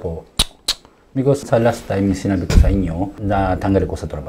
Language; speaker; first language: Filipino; non-native, learner; Japanese